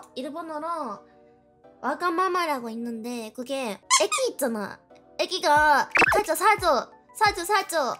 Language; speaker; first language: Korean; non-native, learner; Japanese